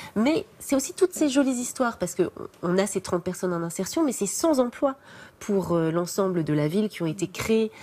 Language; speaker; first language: French; native; French